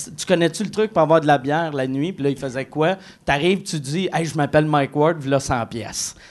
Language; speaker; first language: French; native; French